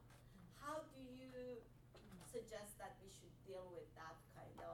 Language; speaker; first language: English; non-native, fluent; Persian